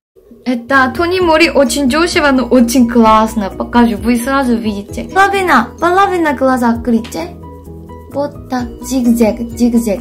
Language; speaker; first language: Russian; non-native, fluent; Korean